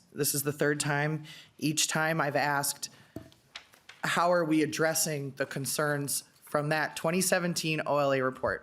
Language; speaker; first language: English; native; English